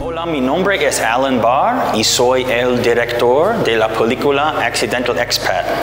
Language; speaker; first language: Spanish; non-native, learner; English